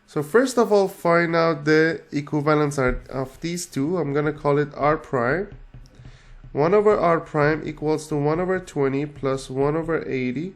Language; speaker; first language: English; non-native, fluent; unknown